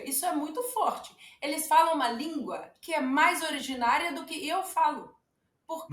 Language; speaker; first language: Portuguese; non-native, fluent; Ukrainian